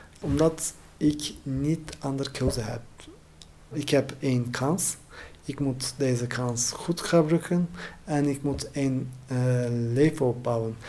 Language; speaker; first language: Dutch; non-native, learner; Turkish